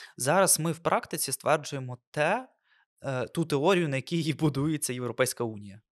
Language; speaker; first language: Ukrainian; non-native, local second language; Russian